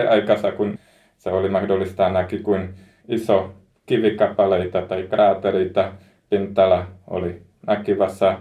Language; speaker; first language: Finnish; non-native, learner; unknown